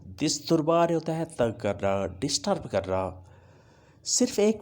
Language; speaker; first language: Hindi; non-native, local second language; Punjabi